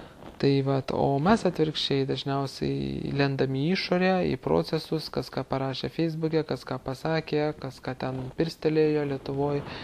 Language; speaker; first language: Lithuanian; native; Lithuanian